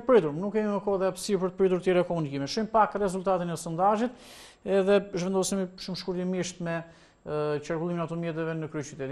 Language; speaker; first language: Albanian; native; Albanian